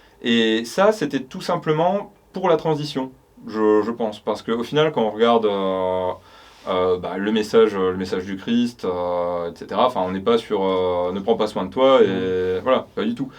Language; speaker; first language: French; native; French